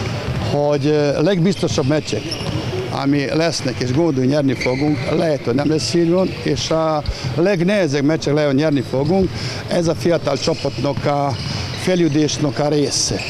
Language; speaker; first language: Hungarian; non-native, learner; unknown